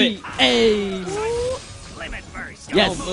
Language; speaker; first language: English; native; English